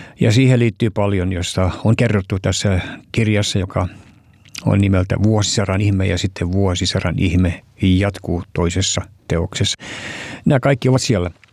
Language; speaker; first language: Finnish; early bilingual, heritage; Finnish